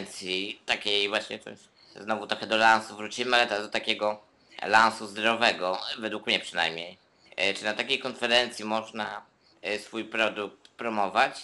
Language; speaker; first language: Polish; native; Polish